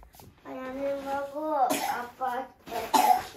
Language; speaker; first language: Russian; early bilingual, heritage; Russian